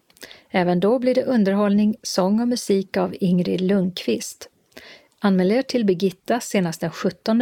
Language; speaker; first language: Swedish; native; Swedish